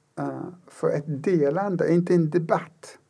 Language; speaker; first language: Swedish; non-native, fluent; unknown